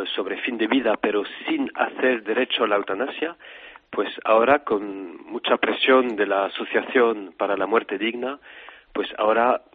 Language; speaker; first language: Spanish; non-native, fluent; French